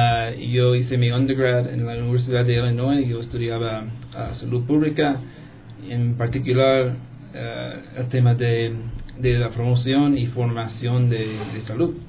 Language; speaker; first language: Spanish; non-native, fluent; English